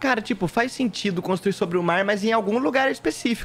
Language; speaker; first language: Portuguese; native; Portuguese